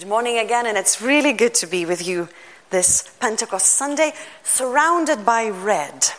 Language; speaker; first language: English; non-native, fluent; Lithuanian